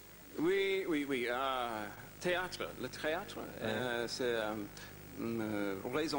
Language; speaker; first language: French; non-native, learner; English